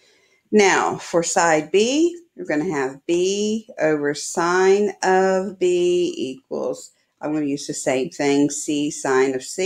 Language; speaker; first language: English; native; English